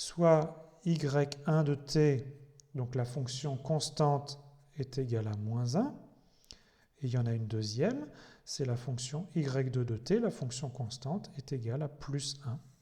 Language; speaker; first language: French; native; French